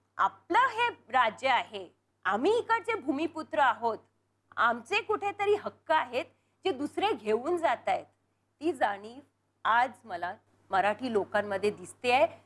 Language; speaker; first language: Marathi; non-native, local second language; Punjabi